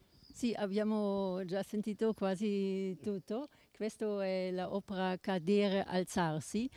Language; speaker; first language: Italian; non-native, learner; German